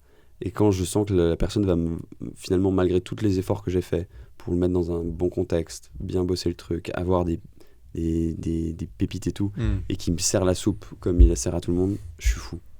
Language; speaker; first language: French; native; French